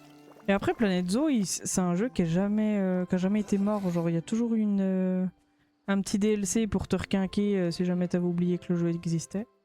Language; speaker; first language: French; native; French